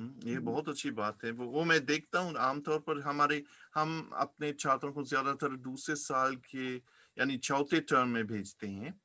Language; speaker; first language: Hindi; non-native, fluent; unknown